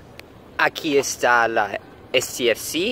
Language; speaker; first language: Spanish; non-native, learner; English